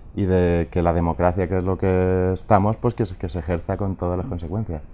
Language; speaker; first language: Spanish; native; Spanish